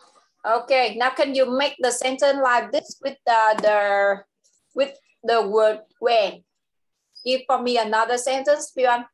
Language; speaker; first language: English; non-native, local second language; Vietnamese